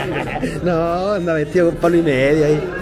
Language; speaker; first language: Spanish; native; Spanish